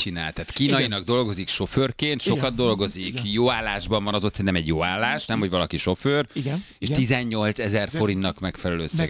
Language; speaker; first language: Hungarian; native; Hungarian